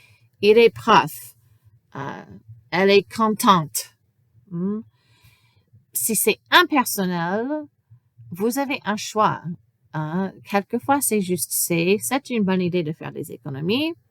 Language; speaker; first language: French; non-native, fluent; English